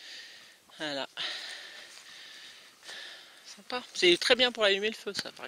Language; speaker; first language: French; native; French